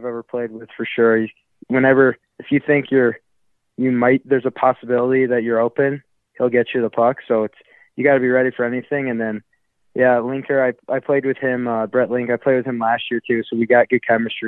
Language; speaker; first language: English; native; English